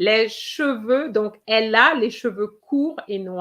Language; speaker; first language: French; non-native, fluent; English